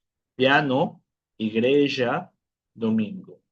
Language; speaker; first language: Portuguese; non-native, fluent; Spanish